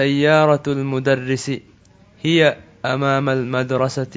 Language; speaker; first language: Arabic; non-native, learner; Divehi